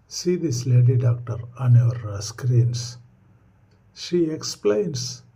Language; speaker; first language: English; non-native, local second language; Tamil